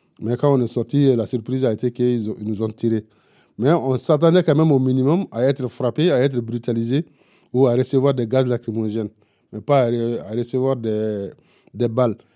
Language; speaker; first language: French; non-native, local second language; Bambara